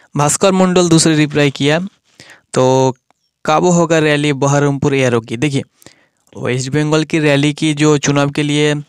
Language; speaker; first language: Hindi; non-native, local second language; Bangla